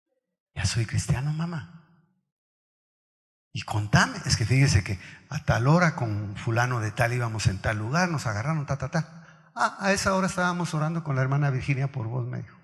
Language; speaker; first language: Spanish; native; Spanish